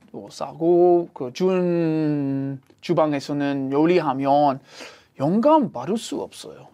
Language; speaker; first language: Korean; non-native, learner; English